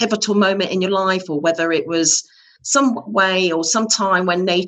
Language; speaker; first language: English; native; English